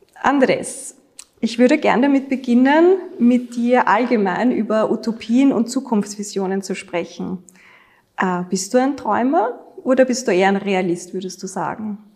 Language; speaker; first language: German; native; German